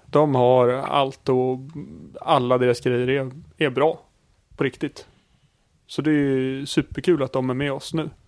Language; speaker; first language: Swedish; native; Swedish